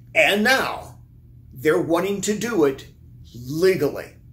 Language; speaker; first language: English; native; English